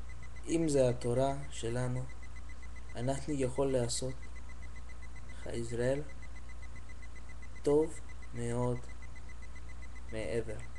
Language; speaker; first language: Hebrew; non-native, learner; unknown